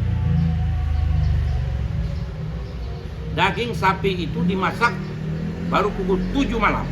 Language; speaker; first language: Indonesian; native; Indonesian